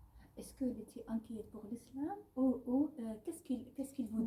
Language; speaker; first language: French; non-native, learner; Arabic